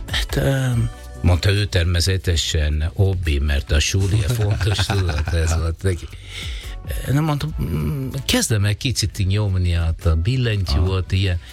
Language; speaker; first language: Hungarian; non-native, learner; Italian